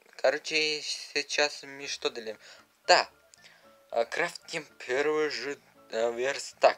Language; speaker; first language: Russian; non-native, learner; Uzbek